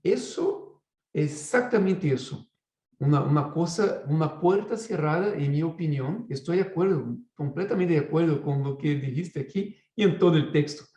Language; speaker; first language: Spanish; non-native, fluent; Portuguese